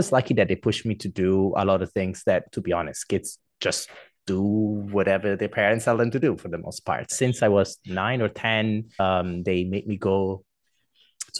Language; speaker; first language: English; non-native, fluent; Italian